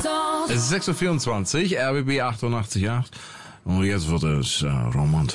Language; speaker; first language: German; native; German